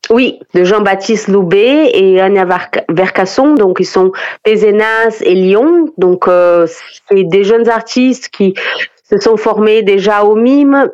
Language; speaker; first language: French; non-native, fluent; Portuguese